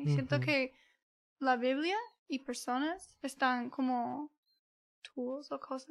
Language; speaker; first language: Spanish; early bilingual, heritage; English